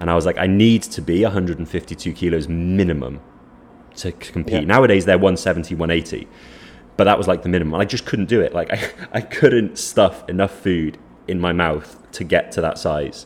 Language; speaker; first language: English; native; English